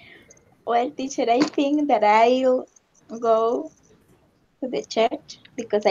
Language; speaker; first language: English; non-native, learner; Spanish